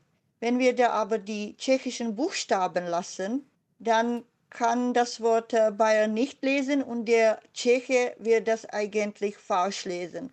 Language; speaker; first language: German; non-native, fluent; Czech